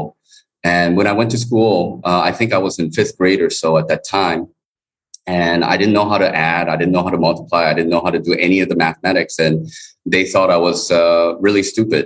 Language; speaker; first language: English; early bilingual, other home language; Korean